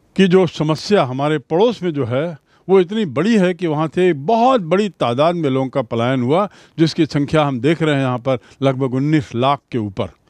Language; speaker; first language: Hindi; native; Hindi